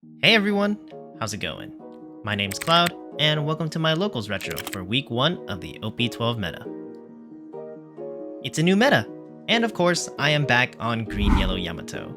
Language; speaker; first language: English; native; English